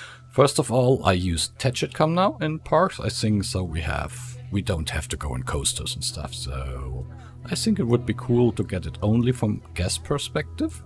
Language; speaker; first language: English; non-native, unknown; German